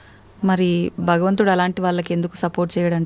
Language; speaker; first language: Telugu; native; Telugu